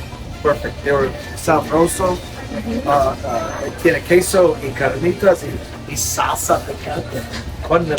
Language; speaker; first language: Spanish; non-native, learner; English